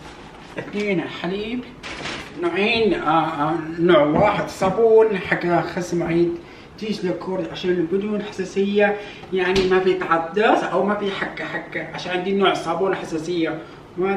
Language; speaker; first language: Arabic; non-native, learner; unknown